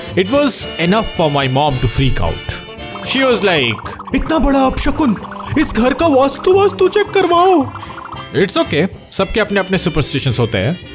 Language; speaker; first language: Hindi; non-native, local second language; Bangla